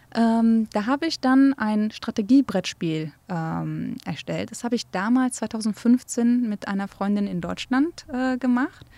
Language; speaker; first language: German; early bilingual, other home language; Central Kurdish